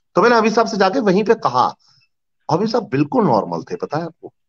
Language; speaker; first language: Hindi; native; Hindi